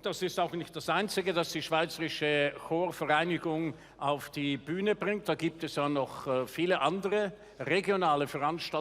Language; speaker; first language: German; native; German